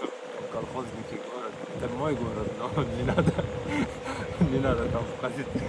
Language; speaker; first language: Russian; non-native, learner; Persian